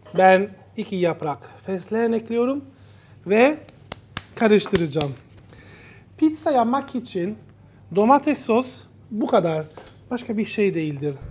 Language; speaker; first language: Turkish; non-native, learner; Italian